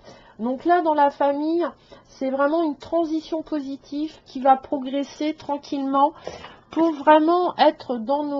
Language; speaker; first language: French; native; French